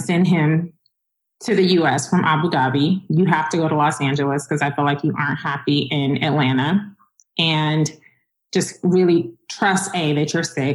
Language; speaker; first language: English; native; English